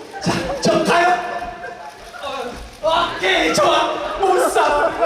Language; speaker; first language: Korean; native; Korean